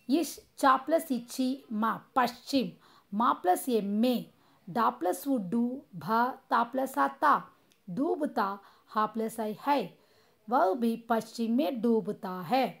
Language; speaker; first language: Hindi; non-native, local second language; Tamil